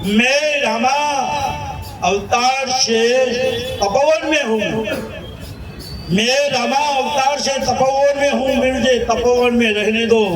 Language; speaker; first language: Hindi; non-native, local second language; Gujarati